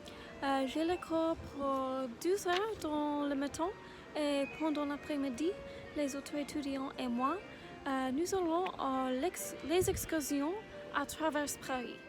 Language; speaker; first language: French; non-native, learner; English